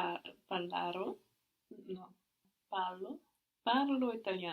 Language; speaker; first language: Italian; non-native, learner; English